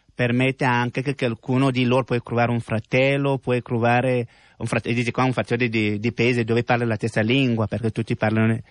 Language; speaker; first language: Italian; non-native, learner; French